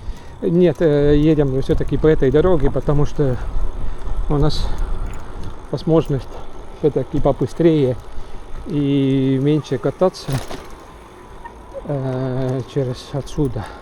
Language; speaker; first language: Russian; non-native, local second language; Estonian